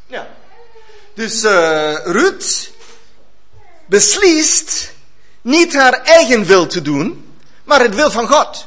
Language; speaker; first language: Dutch; non-native, learner; German